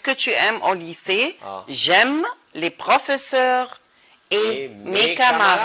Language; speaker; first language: French; non-native, fluent; Arabic